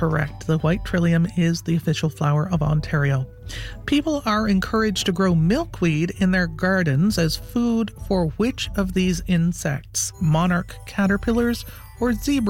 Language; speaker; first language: English; native; English